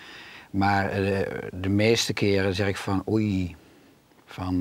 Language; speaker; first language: Dutch; native; Dutch